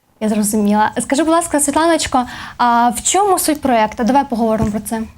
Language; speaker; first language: Ukrainian; native; Ukrainian